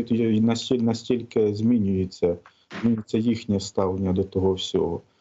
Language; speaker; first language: Ukrainian; native; Ukrainian